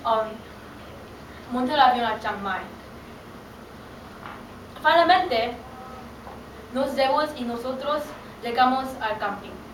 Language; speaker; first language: Spanish; non-native, learner; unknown